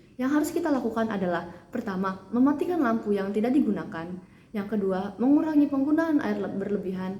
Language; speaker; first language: Indonesian; native; Indonesian